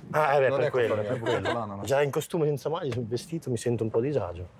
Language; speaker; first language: Italian; native; Italian